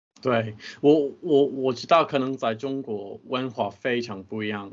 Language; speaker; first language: Chinese; non-native, fluent; English